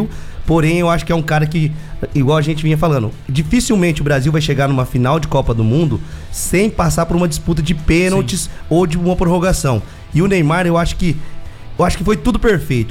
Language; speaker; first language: Portuguese; native; Portuguese